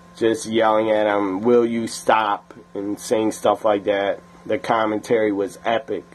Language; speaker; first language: English; native; English